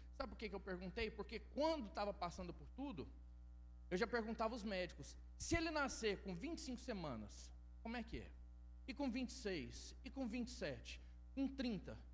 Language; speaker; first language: Portuguese; early bilingual, heritage; Portuguese